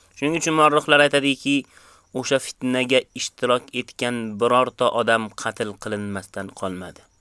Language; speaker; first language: Uzbek; native; Uzbek